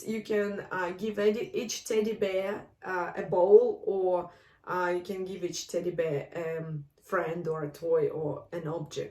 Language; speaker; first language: English; non-native, fluent; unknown